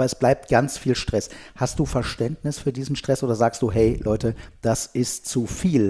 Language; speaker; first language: German; native; German